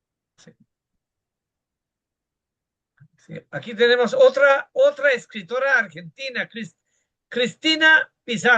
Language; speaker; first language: Spanish; non-native, fluent; Bangla